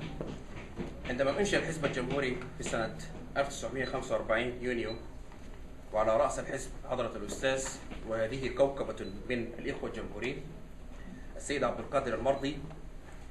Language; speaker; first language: Arabic; non-native, local second language; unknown